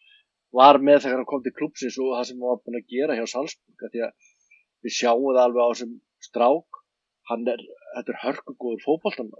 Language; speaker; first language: Icelandic; native; Icelandic